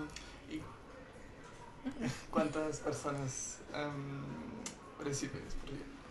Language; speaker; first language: Spanish; non-native, learner; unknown